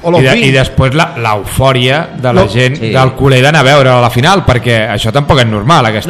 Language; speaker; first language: Catalan; native; Catalan